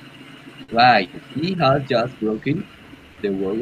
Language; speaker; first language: English; non-native, learner; Spanish